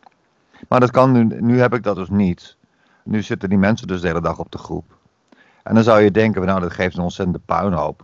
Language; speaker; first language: Dutch; native; Dutch